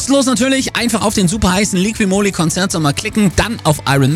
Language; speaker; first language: German; native; German